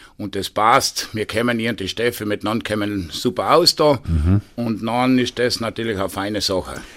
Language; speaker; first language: German; native; German